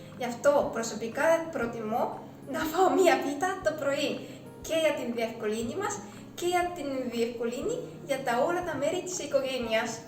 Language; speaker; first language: Greek; non-native, fluent; Japanese